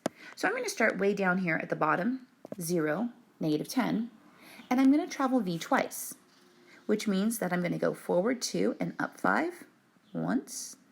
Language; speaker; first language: English; native; English